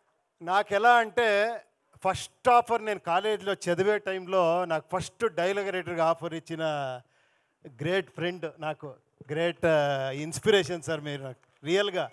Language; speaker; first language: Telugu; non-native, local second language; Kannada